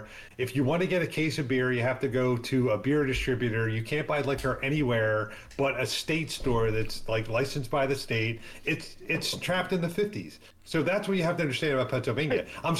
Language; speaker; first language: English; native; English